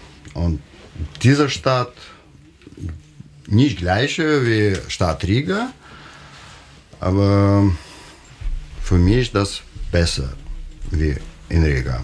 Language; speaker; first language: German; non-native, learner; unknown